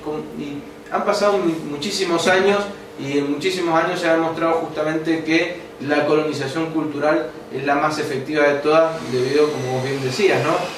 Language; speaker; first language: Spanish; native; Spanish